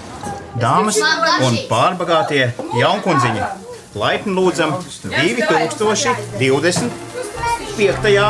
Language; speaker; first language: Latvian; native; Latvian